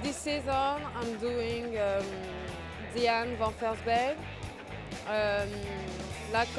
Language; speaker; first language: English; non-native, learner; French